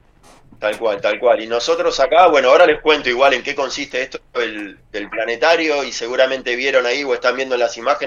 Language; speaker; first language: Spanish; native; Spanish